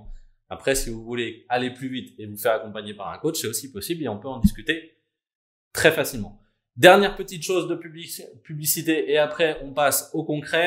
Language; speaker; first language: French; native; French